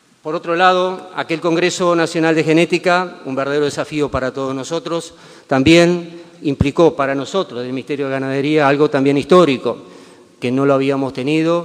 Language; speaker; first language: Spanish; native; Spanish